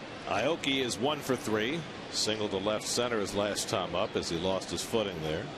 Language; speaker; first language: English; native; English